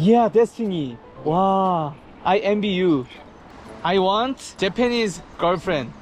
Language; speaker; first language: English; non-native, learner; Korean